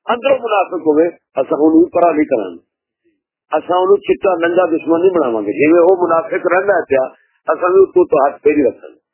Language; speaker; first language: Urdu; non-native, local second language; Punjabi